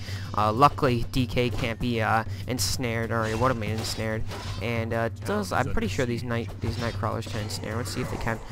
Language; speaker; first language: English; native; English